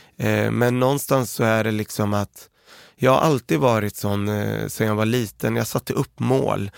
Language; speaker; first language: Swedish; early bilingual, other home language; Arabic